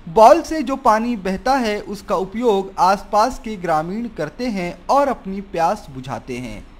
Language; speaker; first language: Hindi; non-native, local second language; Marathi